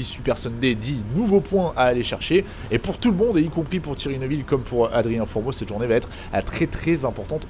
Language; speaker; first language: French; native; French